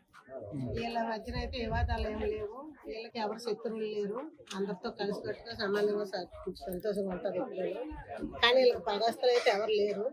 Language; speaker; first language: Telugu; native; Telugu